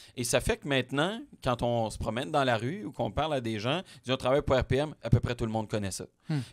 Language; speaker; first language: French; native; French